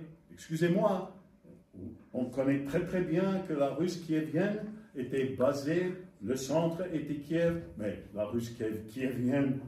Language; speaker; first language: French; non-native, fluent; English